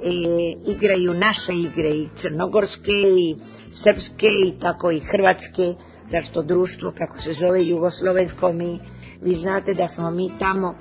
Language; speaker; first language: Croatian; early bilingual, heritage; Serbian